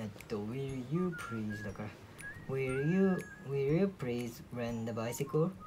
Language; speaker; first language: English; non-native, learner; Japanese